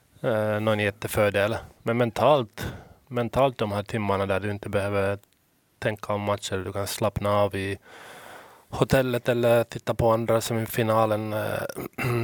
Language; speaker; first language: Swedish; non-native, local second language; Finnish